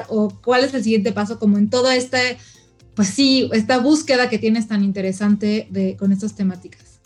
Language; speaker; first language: Spanish; native; Spanish